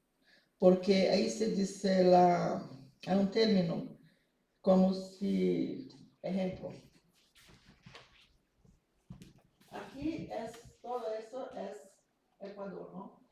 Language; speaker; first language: Spanish; non-native, fluent; Portuguese